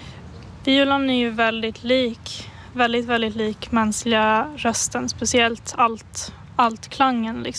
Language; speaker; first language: Swedish; native; Swedish